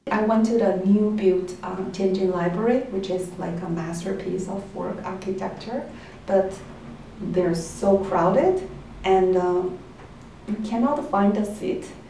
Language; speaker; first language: English; non-native, fluent; Chinese